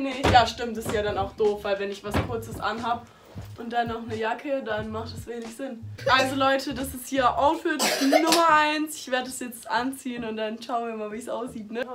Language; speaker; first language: German; native; German